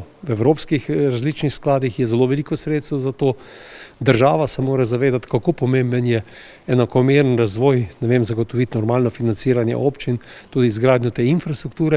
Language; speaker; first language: Slovenian; native; Slovenian